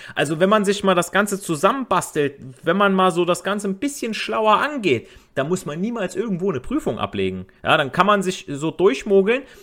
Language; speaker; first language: German; native; German